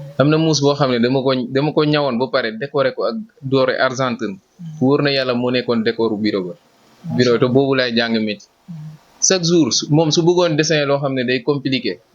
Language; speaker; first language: Wolof; native; Wolof